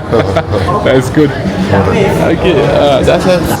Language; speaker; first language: English; non-native, fluent; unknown